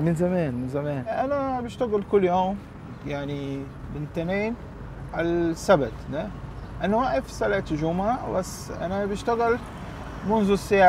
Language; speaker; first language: Arabic; non-native, learner; Portuguese